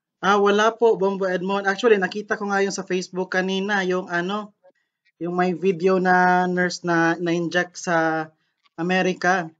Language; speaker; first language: Filipino; non-native, local second language; Cebuano